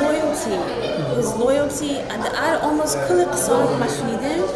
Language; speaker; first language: English; early bilingual, other home language; Persian